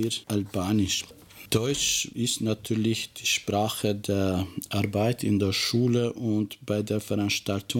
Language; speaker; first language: German; non-native, fluent; Albanian